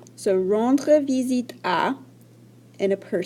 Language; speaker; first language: French; non-native, fluent; English